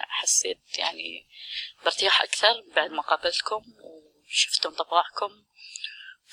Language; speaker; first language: Arabic; native; Arabic